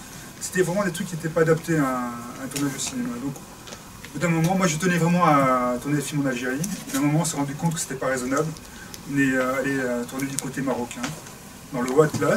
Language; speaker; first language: French; native; French